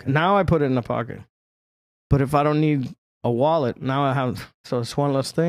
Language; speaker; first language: English; native; English